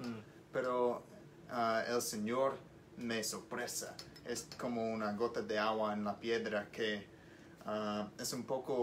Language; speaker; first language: Spanish; non-native, learner; English